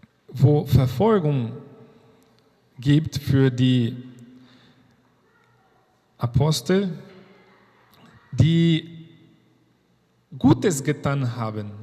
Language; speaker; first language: German; non-native, fluent; Portuguese